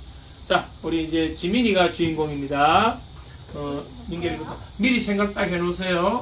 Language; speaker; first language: Korean; native; Korean